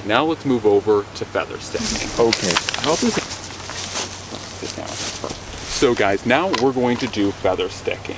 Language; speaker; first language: English; native; English